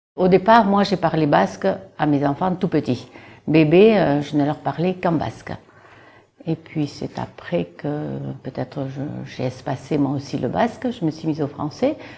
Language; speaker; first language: French; non-native, local second language; Basque